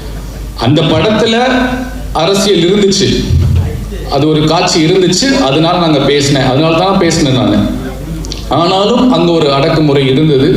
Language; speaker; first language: Tamil; native; Tamil